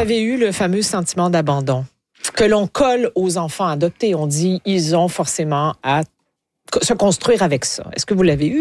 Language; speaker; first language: French; native; French